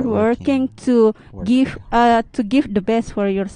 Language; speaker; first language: English; non-native, learner; Indonesian